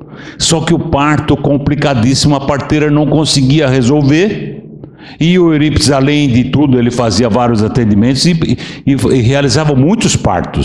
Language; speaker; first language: Portuguese; native; Portuguese